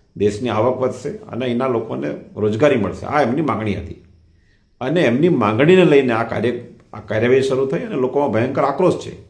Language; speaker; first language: Gujarati; non-native, local second language; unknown